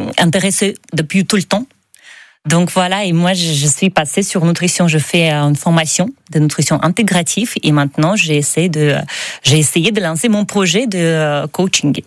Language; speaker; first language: French; non-native, fluent; Russian